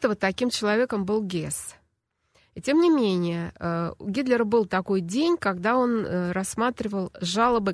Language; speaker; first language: Russian; native; Russian